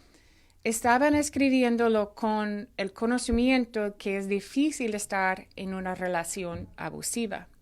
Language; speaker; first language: Spanish; non-native, fluent; English